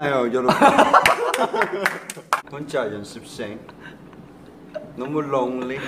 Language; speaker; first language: Korean; non-native, learner; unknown